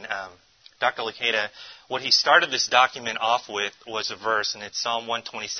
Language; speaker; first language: English; native; English